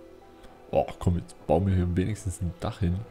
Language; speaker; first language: German; native; German